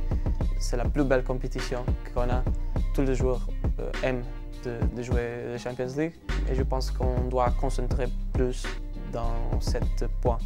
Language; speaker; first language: French; non-native, learner; Portuguese